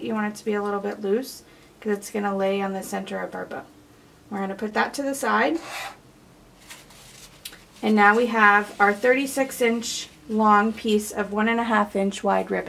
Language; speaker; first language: English; native; English